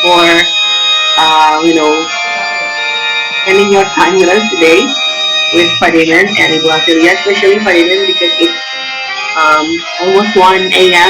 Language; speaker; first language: English; non-native, fluent; Indonesian